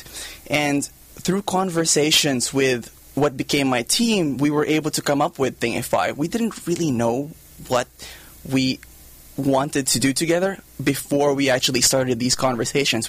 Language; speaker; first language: English; non-native, local second language; Filipino